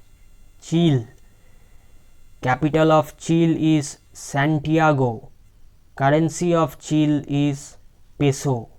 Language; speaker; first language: English; non-native, local second language; Bangla